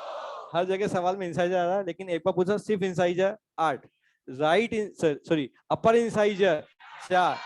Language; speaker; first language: Hindi; native; Hindi